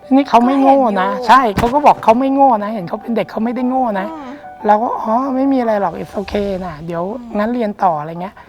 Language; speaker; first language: Thai; native; Thai